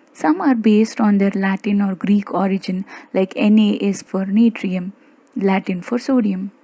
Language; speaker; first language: English; non-native, local second language; Kannada